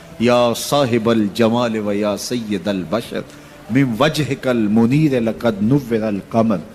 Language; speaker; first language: Urdu; non-native, local second language; Punjabi